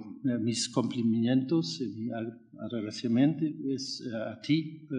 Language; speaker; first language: Spanish; non-native, learner; German